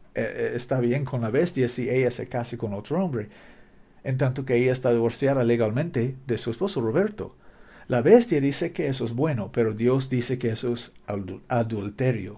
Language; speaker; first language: Spanish; non-native, learner; English